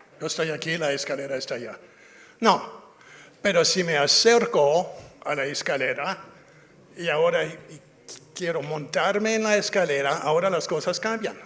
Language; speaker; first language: Spanish; non-native, fluent; English